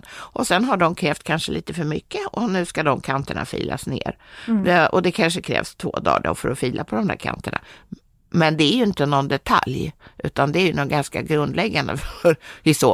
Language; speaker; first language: Swedish; native; Swedish